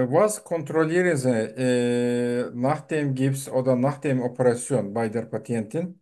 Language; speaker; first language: German; non-native, learner; Turkish